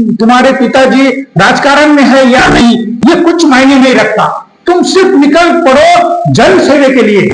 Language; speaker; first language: Hindi; non-native, local second language; Marathi